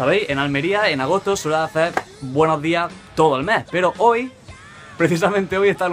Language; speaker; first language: Spanish; native; Spanish